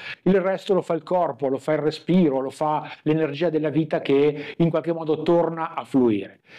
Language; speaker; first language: Italian; native; Italian